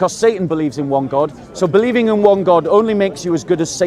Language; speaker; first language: English; native; English